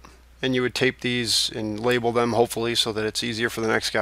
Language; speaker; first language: English; native; English